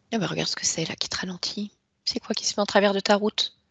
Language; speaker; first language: French; native; French